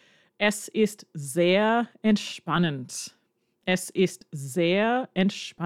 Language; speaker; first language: German; non-native, fluent; English